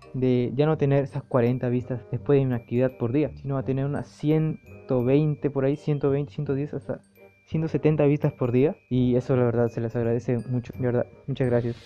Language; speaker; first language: Spanish; native; Spanish